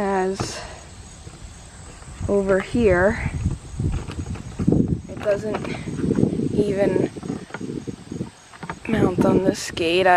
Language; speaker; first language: English; native; English